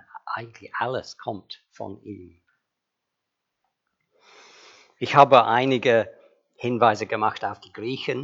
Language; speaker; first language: German; non-native, fluent; English